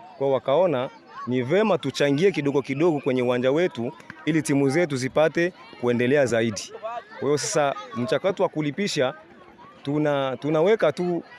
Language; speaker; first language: Swahili; native; Swahili